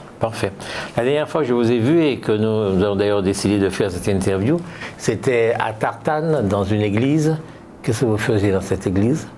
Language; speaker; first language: French; native; French